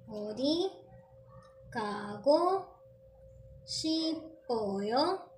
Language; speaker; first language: Korean; non-native, fluent; Filipino